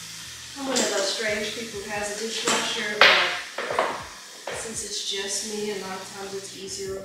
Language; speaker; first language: English; native; English